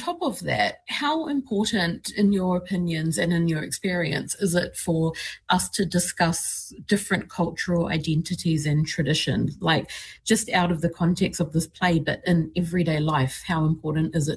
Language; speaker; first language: English; non-native, local second language; Gujarati